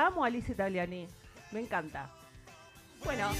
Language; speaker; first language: Spanish; native; Spanish